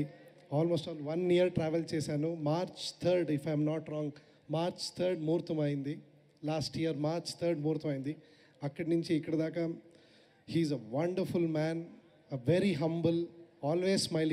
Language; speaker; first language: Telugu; non-native, learner; Kannada